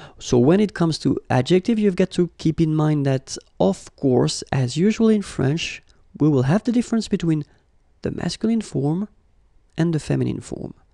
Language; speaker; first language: English; non-native, fluent; French